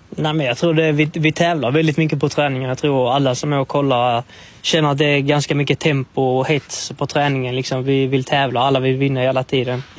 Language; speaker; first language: Swedish; native; Swedish